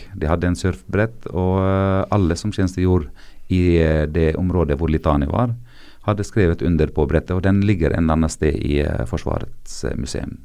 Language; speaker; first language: Norwegian; non-native, fluent; Arabic